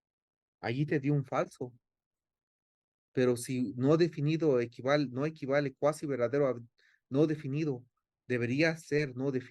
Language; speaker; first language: Spanish; early bilingual, heritage; English